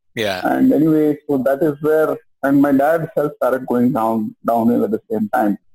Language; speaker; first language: English; non-native, local second language; Kannada